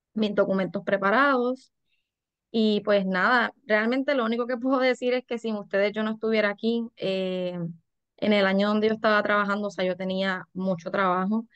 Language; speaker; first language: Spanish; native; Spanish